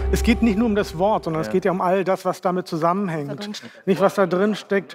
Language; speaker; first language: German; native; German